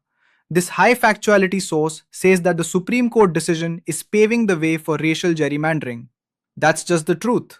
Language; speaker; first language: English; native; English